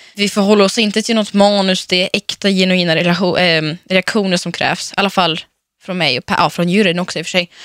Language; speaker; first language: Swedish; early bilingual, other home language; Russian